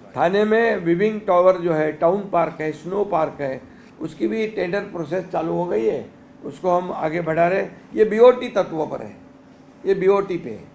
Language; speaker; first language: Hindi; non-native, local second language; Marathi